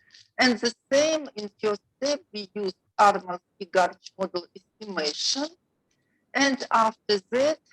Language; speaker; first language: English; non-native, learner; Russian